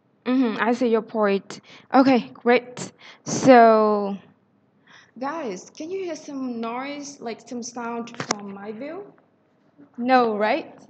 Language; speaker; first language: English; non-native, fluent; Vietnamese